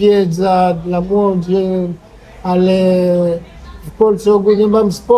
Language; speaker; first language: Polish; non-native, learner; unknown